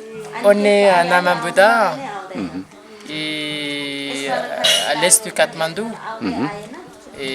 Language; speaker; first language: French; non-native, learner; Nepali